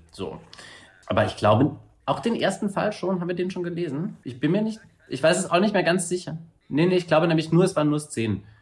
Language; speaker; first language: German; native; German